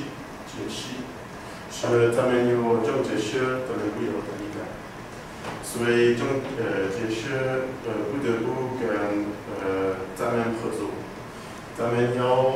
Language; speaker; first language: Chinese; non-native, learner; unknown